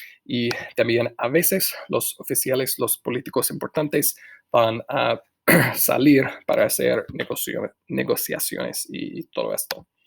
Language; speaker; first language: Spanish; non-native, fluent; English